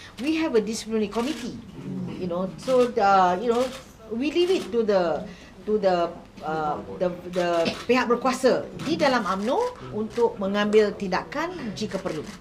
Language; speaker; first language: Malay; native; Malay